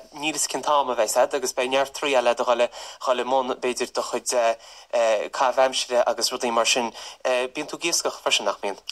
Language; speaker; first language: Irish; native; Irish